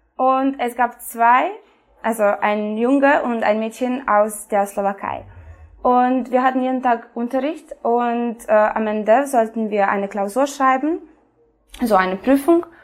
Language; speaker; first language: German; non-native, fluent; Serbian